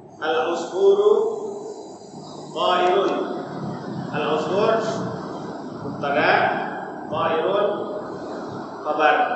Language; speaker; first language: Arabic; non-native, learner; Indonesian